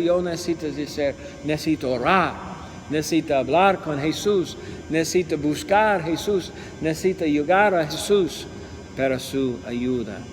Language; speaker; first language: Spanish; non-native, learner; English